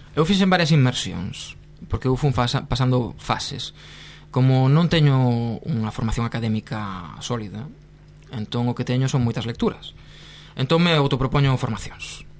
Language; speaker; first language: Galician; non-native, local second language; Spanish